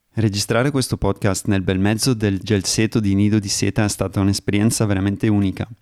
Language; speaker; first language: Italian; early bilingual, heritage; Italian